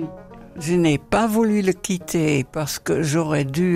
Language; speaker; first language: French; non-native, fluent; Dutch